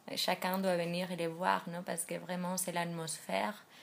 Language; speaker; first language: French; non-native, fluent; Spanish